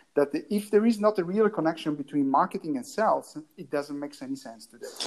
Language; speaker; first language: English; non-native, learner; Italian